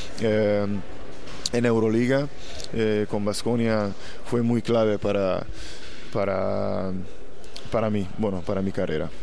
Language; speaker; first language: Spanish; non-native, fluent; Hungarian